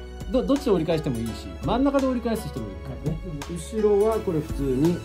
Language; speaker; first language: Japanese; native; Japanese